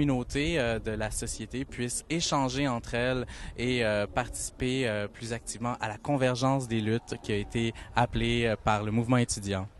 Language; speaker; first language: French; native; French